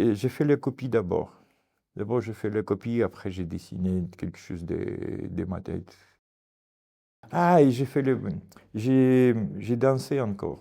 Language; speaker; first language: French; non-native, learner; Ukrainian